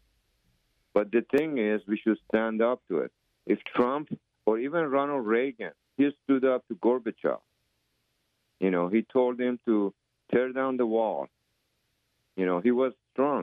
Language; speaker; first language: English; native; English